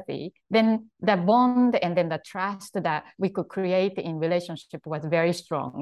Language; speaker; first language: English; non-native, fluent; Japanese